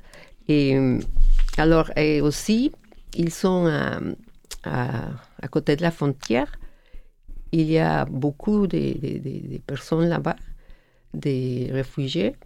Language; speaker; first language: French; non-native, learner; Spanish